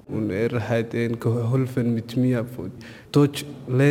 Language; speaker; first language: German; non-native, learner; Somali